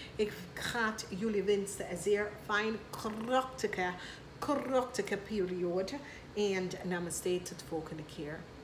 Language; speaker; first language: Dutch; non-native, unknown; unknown